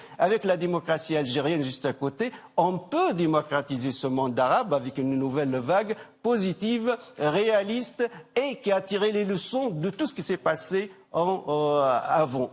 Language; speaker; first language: French; non-native, local second language; Arabic